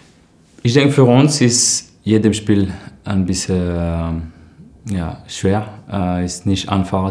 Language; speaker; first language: German; non-native, learner; French